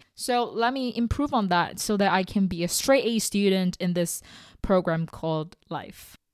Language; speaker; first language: English; non-native, fluent; Chinese